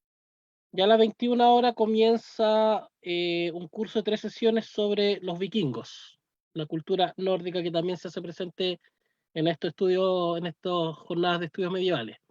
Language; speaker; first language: Spanish; native; Spanish